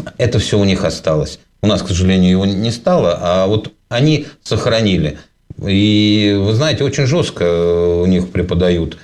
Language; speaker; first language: Russian; native; Russian